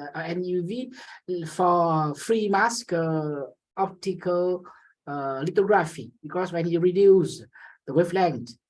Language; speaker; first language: English; non-native, fluent; Vietnamese